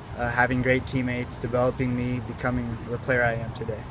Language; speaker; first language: English; native; English